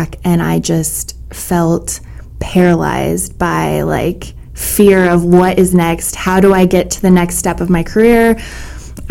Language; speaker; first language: English; native; English